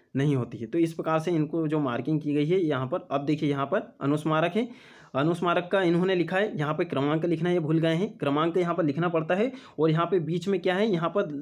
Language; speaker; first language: Hindi; native; Hindi